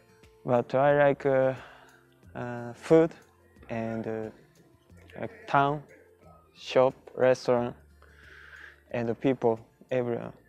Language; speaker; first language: English; non-native, learner; Japanese